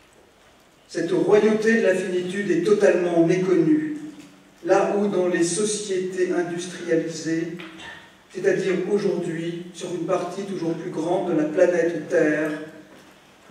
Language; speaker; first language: French; native; French